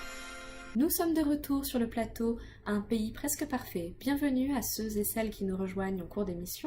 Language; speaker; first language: French; native; French